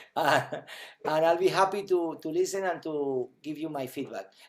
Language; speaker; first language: English; non-native, fluent; Spanish